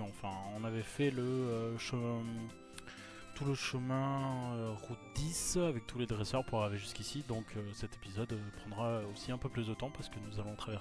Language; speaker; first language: French; native; French